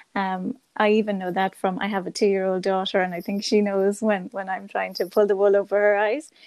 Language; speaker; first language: English; native; English